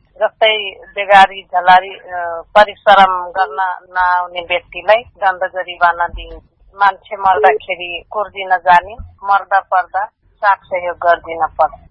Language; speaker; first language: Nepali; non-native, local second language; Dangaura Tharu